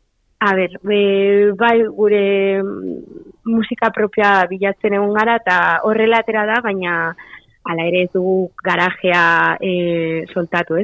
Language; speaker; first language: Basque; non-native, local second language; Spanish